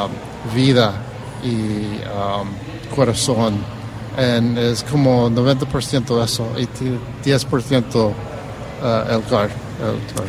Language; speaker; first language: Spanish; early bilingual, heritage; English